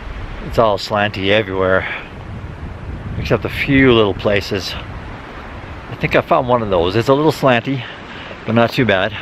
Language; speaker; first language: English; native; English